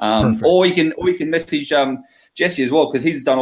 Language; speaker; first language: English; native; English